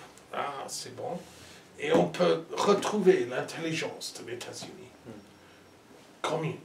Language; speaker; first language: French; non-native, learner; English